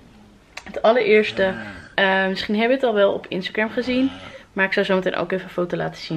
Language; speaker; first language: Dutch; native; Dutch